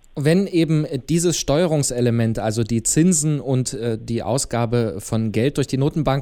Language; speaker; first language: German; native; German